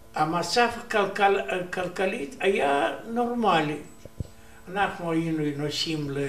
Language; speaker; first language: Hebrew; non-native, learner; Romanian